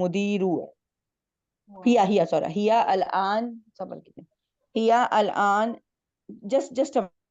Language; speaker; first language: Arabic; non-native, learner; Hindi